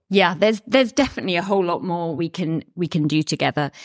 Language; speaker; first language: English; native; English